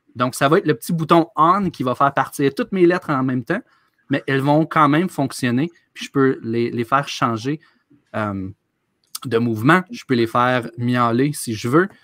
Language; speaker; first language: French; native; French